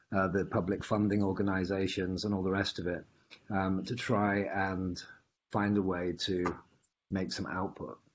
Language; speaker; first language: English; native; English